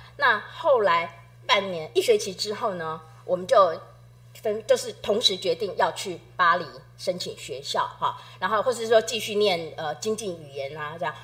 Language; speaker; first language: Chinese; native; Chinese